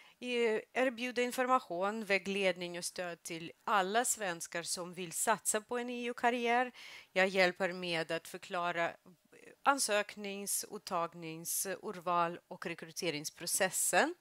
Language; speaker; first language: Swedish; non-native, fluent; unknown